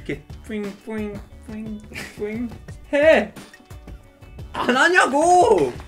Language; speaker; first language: Korean; non-native, fluent; English